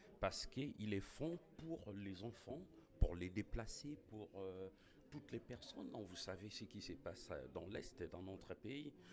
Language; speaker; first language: French; non-native, local second language; Lingala